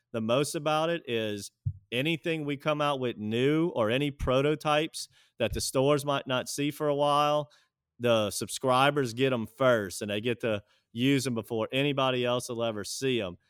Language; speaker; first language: English; native; English